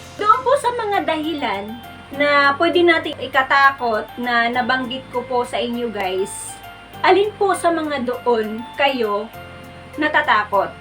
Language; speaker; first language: Filipino; non-native, local second language; Cebuano